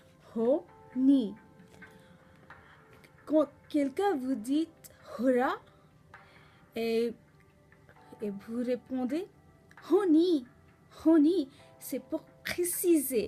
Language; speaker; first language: French; non-native, learner; Nepali